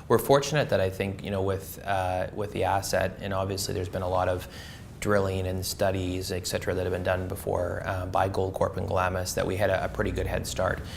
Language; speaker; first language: English; native; English